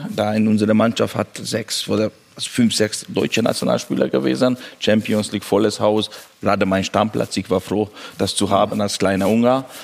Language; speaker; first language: German; non-native, fluent; Hungarian